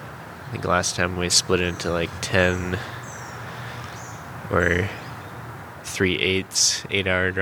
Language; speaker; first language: English; native; English